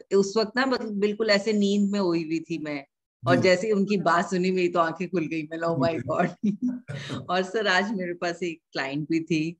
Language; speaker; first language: Hindi; native; Hindi